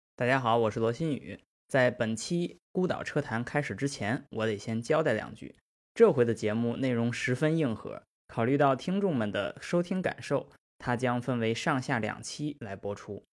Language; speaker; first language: Chinese; native; Chinese